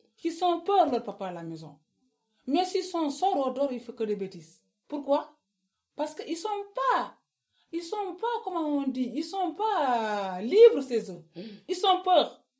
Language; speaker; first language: French; non-native, local second language; Wolof